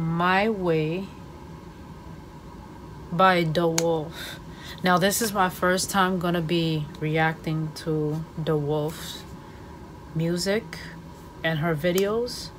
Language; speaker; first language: English; native; English